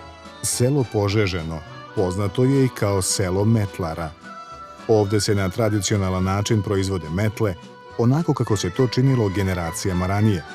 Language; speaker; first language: Bosnian; native; Bosnian